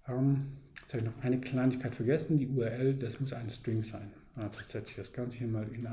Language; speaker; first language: German; native; German